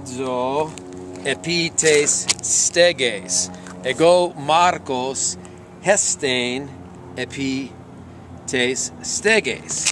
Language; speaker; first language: Greek; non-native, learner; English